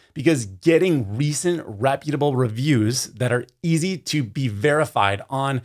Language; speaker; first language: English; native; English